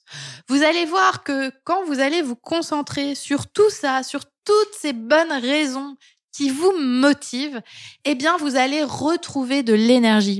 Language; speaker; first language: French; native; French